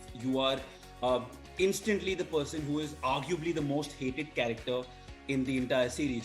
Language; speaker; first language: English; non-native, local second language; Hindi